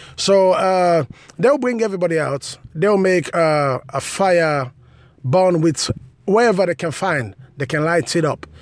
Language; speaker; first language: English; non-native, local second language; Krio